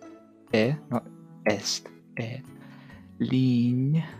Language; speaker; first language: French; non-native, learner; Mongolian